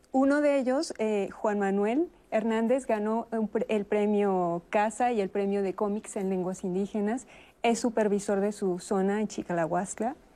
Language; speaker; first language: Spanish; native; Spanish